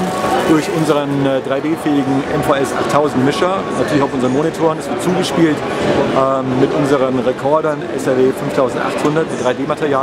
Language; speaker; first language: German; native; German